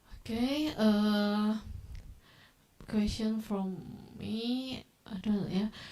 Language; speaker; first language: English; non-native, learner; Indonesian